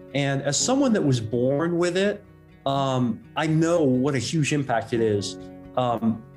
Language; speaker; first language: English; non-native, local second language; Cantonese